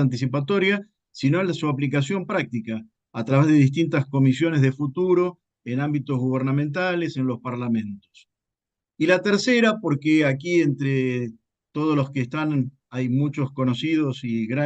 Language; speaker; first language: Spanish; native; Spanish